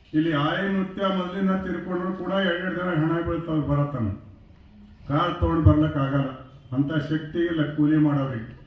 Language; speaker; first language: Kannada; non-native, local second language; Lambadi